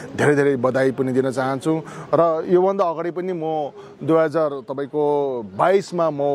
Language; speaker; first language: Nepali; native; Nepali